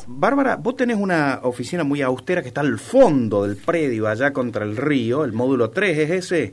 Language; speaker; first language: Spanish; native; Spanish